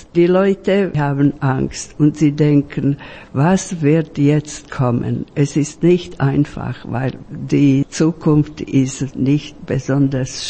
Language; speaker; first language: German; non-native, fluent; Slovak